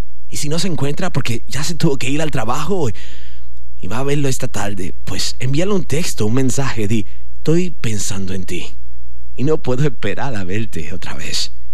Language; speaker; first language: Spanish; native; Spanish